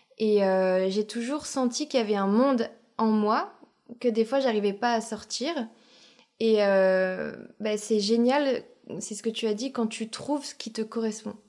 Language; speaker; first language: French; native; French